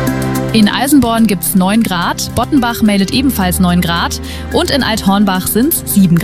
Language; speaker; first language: German; native; German